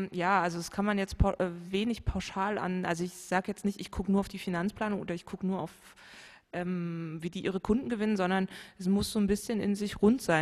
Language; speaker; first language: German; native; German